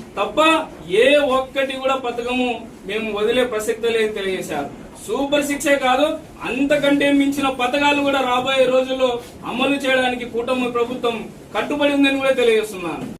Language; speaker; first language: Telugu; native; Telugu